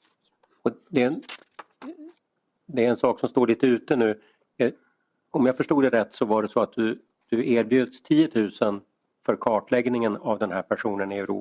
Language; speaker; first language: Swedish; native; Swedish